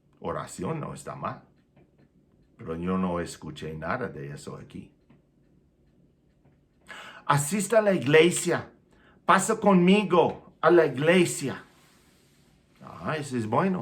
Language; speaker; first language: Spanish; non-native, fluent; English